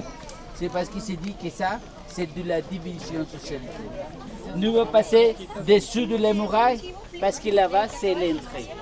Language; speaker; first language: French; non-native, fluent; Spanish